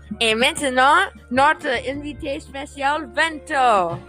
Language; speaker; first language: French; non-native, learner; English